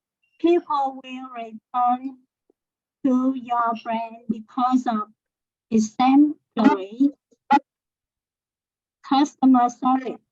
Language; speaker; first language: English; non-native, learner; Vietnamese